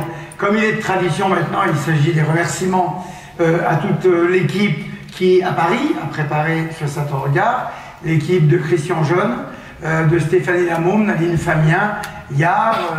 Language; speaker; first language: French; native; French